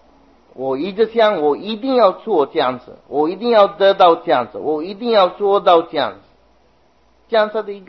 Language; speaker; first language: Chinese; non-native, fluent; Sinhala